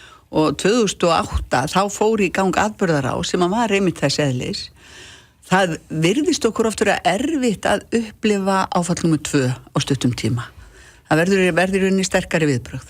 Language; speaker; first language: Icelandic; native; Icelandic